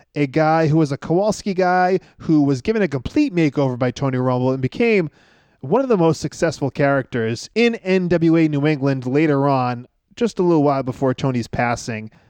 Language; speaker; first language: English; native; English